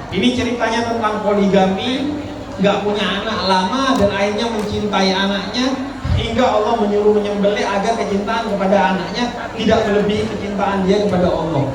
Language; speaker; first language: Indonesian; non-native, local second language; Madurese